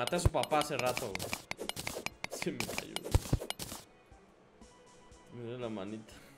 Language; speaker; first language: Spanish; native; Spanish